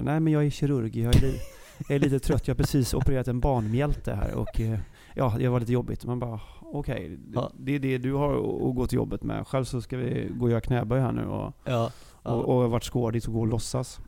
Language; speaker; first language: Swedish; native; Swedish